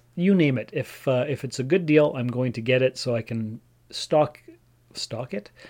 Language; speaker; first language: English; early bilingual, other home language; Dutch